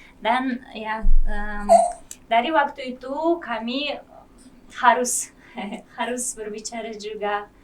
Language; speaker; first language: Indonesian; non-native, learner; Kazakh